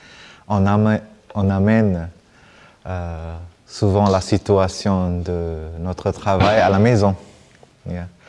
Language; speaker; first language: French; non-native, fluent; Vietnamese